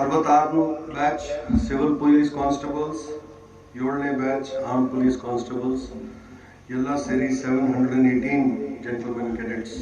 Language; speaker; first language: Kannada; non-native, fluent; Hindi